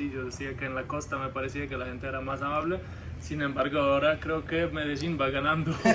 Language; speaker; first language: Spanish; non-native, fluent; Polish